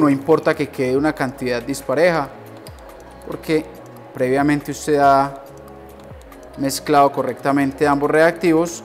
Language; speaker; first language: Spanish; native; Spanish